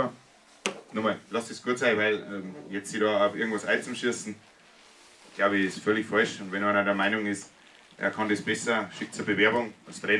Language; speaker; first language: German; native; German